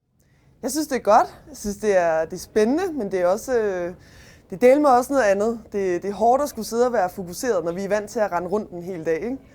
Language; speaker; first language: Danish; native; Danish